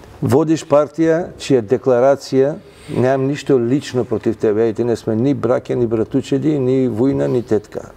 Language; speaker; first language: Macedonian; non-native, local second language; Albanian